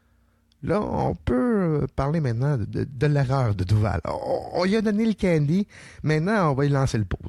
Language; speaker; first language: French; native; French